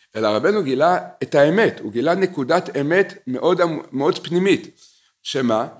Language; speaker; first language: Hebrew; native; Hebrew